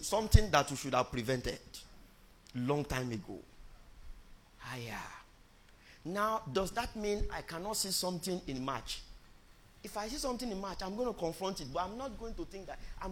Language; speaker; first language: English; non-native, local second language; Yoruba